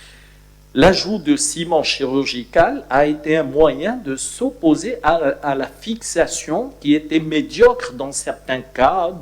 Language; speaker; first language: French; non-native, local second language; Arabic